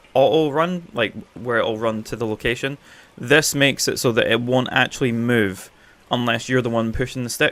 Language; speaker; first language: English; native; English